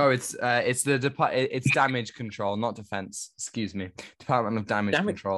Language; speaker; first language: English; native; English